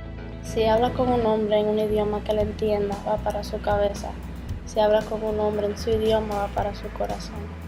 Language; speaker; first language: Spanish; early bilingual, other home language; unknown